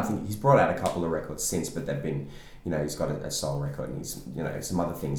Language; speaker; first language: English; native; English